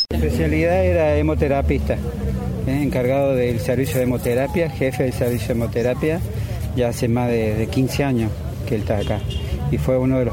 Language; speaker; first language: Spanish; native; Spanish